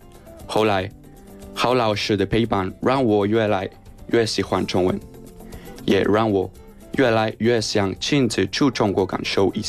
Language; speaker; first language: Chinese; non-native, learner; Spanish